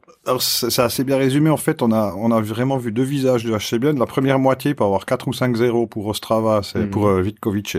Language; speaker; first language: French; native; French